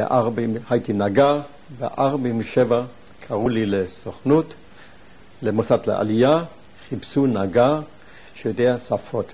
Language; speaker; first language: Hebrew; non-native, fluent; German